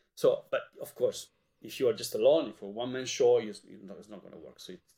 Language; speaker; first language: English; non-native, fluent; Italian